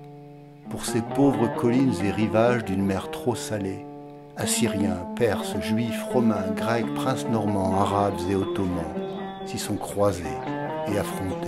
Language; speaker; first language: French; native; French